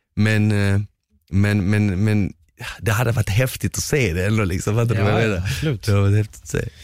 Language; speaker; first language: Swedish; early bilingual, other home language; Bosnian